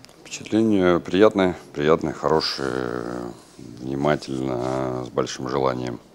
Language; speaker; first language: Russian; native; Russian